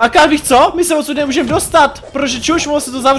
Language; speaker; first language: Czech; native; Czech